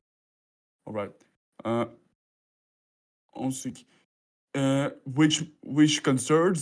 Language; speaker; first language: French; non-native, learner; Russian